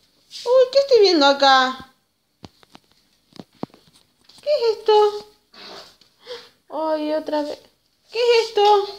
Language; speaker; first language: Spanish; native; Spanish